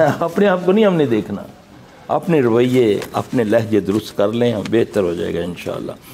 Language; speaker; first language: Urdu; non-native, local second language; Punjabi